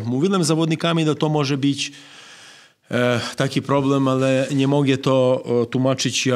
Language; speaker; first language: Polish; non-native, fluent; Serbian